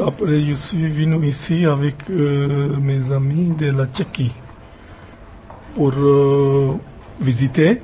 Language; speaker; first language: French; non-native, fluent; Punjabi